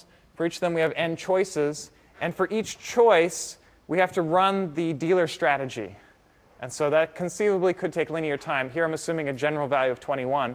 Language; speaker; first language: English; native; English